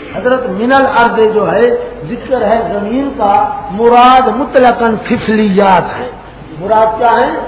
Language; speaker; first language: Urdu; non-native, local second language; Punjabi